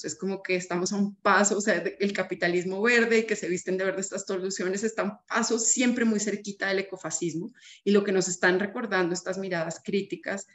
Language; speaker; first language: Spanish; native; Spanish